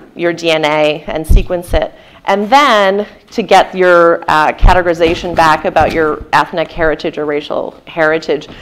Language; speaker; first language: English; native; English